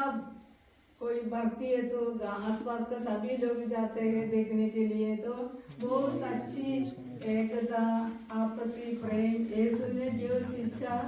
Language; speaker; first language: Hindi; non-native, local second language; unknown